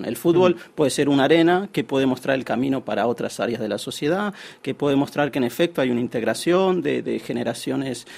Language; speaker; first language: Spanish; native; Spanish